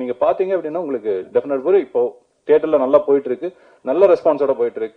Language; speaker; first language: Tamil; native; Tamil